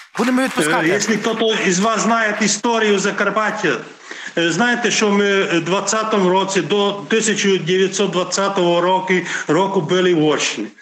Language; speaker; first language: Ukrainian; non-native, local second language; Hungarian